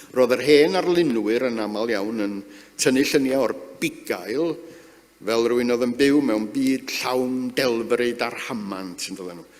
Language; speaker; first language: Welsh; native; Welsh